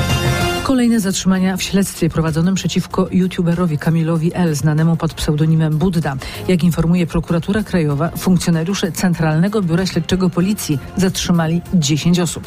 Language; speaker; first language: Polish; native; Polish